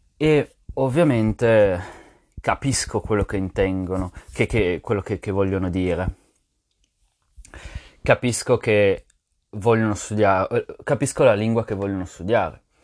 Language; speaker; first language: Italian; non-native, fluent; French